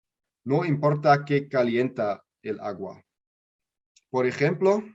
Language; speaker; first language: Spanish; non-native, learner; German